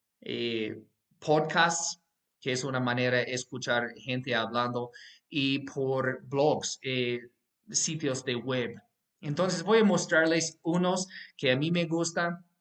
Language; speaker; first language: Spanish; non-native, fluent; English